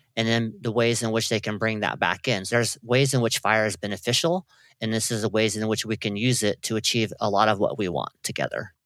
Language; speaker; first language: English; native; English